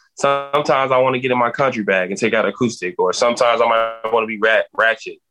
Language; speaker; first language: English; native; English